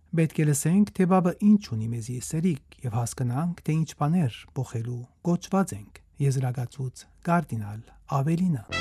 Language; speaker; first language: Armenian; native; Armenian